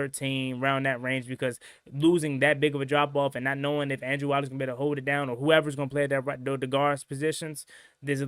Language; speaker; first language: English; native; English